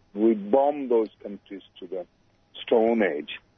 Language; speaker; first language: English; non-native, local second language; Urdu